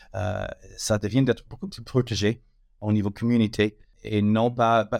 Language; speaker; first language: French; non-native, fluent; English